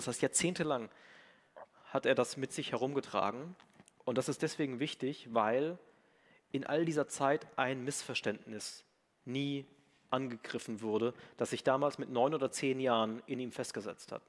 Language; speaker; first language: German; native; German